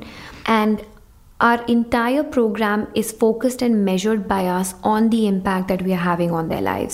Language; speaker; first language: English; non-native, local second language; Hindi